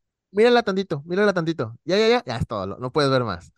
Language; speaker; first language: Spanish; native; Spanish